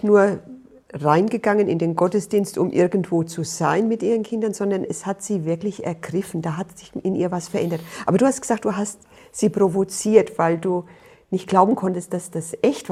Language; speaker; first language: German; native; German